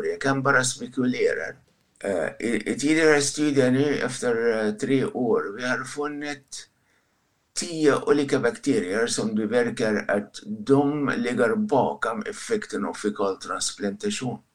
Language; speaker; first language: Swedish; non-native, fluent; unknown